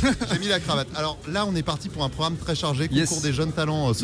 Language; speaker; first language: French; native; French